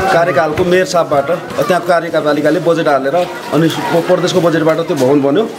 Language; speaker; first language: Nepali; native; Nepali